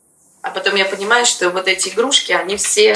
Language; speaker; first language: Russian; native; Russian